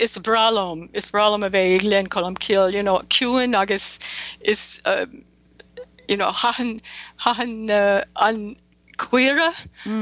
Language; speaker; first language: Irish; non-native, learner; English